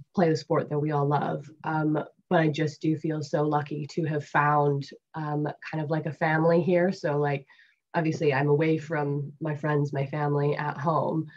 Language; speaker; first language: English; native; English